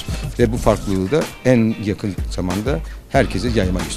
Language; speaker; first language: Turkish; early bilingual, heritage; Turkish